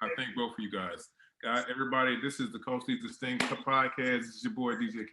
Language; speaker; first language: English; native; English